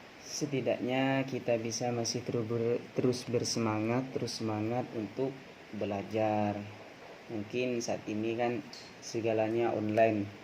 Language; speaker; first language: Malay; non-native, local second language; Madurese